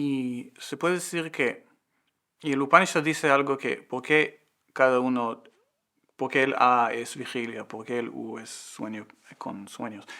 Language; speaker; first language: Spanish; non-native, fluent; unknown